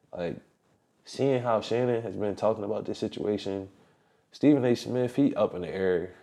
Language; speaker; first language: English; native; English